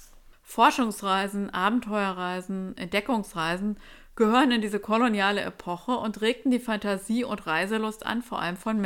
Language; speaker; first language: German; native; German